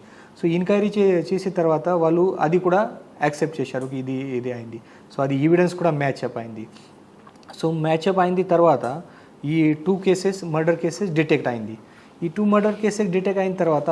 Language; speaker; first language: Telugu; non-native, learner; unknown